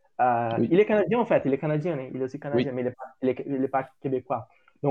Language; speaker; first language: French; non-native, learner; Portuguese